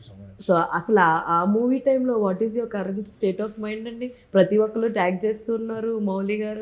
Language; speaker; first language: Telugu; native; Telugu